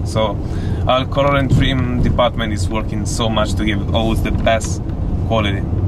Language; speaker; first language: English; non-native, fluent; Italian